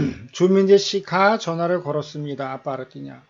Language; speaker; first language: Korean; native; Korean